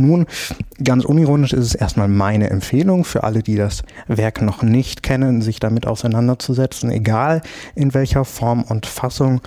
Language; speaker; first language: German; native; German